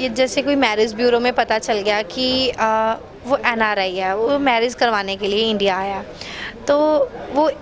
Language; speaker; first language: Hindi; native; Hindi